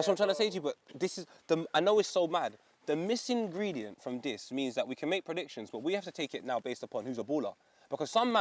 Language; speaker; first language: English; native; English